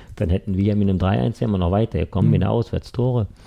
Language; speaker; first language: German; native; German